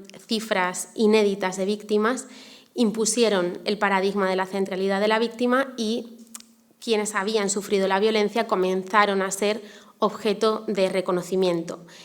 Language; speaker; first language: Spanish; native; Spanish